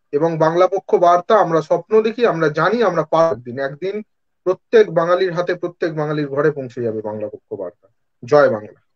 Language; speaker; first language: Bangla; native; Bangla